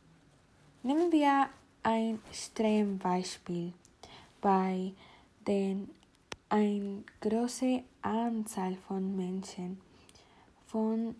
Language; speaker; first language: German; non-native, learner; Spanish